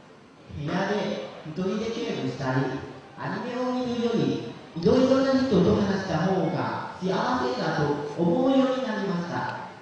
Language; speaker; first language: Japanese; non-native, learner; Lao